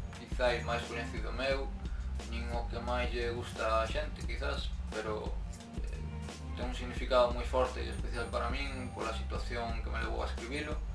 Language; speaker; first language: Galician; non-native, local second language; Spanish